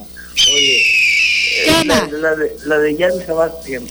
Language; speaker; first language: Spanish; native; Spanish